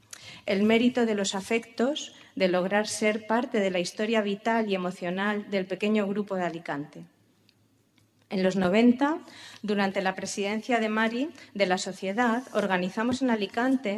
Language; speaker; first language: Spanish; native; Spanish